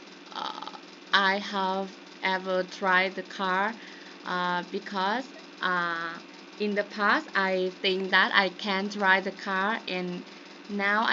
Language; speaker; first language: English; non-native, learner; Vietnamese